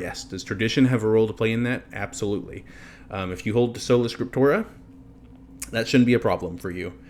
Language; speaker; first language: English; native; English